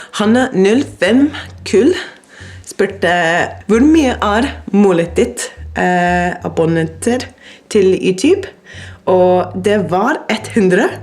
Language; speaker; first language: Norwegian; non-native, learner; English